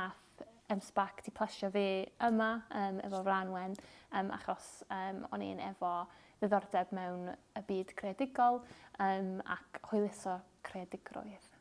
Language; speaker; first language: Welsh; non-native, local second language; English